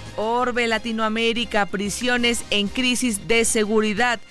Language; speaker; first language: Spanish; native; Spanish